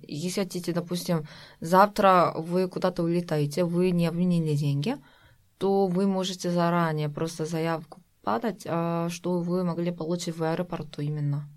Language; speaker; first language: Russian; non-native, fluent; Korean